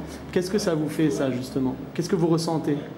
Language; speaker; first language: French; native; French